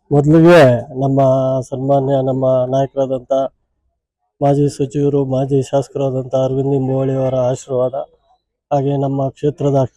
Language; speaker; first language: Kannada; native; Kannada